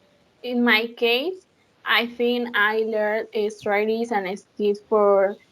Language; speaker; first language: English; non-native, learner; Spanish